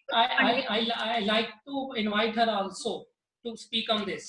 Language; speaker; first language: English; non-native, local second language; Punjabi